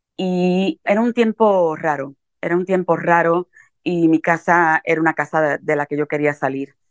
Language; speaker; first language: Spanish; native; Spanish